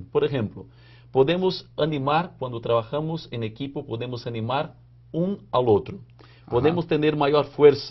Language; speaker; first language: Spanish; non-native, fluent; Portuguese